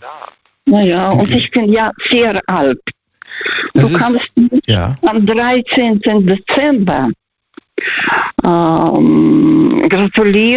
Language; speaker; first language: German; non-native, fluent; Russian